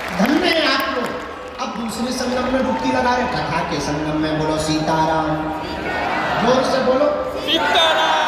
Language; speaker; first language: Hindi; native; Hindi